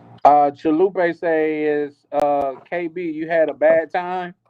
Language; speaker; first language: English; native; English